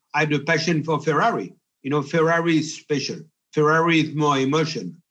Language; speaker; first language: English; non-native, fluent; French